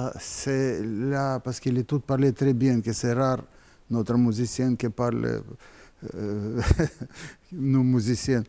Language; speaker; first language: French; non-native, learner; Russian